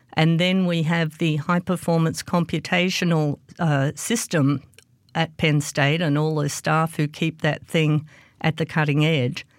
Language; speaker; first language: English; native; English